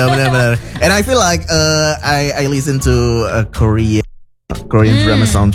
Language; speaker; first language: English; non-native, fluent; Indonesian